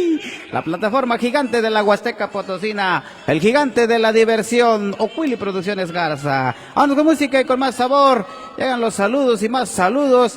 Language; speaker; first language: Spanish; native; Spanish